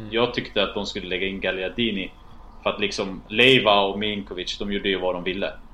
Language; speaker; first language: Swedish; early bilingual, other home language; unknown